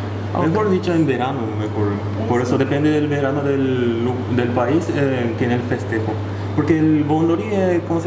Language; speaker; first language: Spanish; non-native, local second language; Japanese